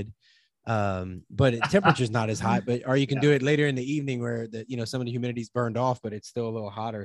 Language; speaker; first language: English; native; English